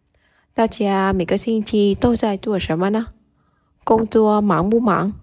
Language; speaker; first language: Chinese; non-native, learner; Vietnamese